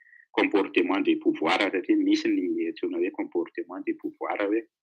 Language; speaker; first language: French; non-native, local second language; Malagasy